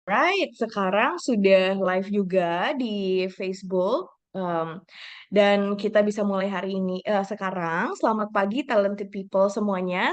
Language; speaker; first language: Indonesian; native; Indonesian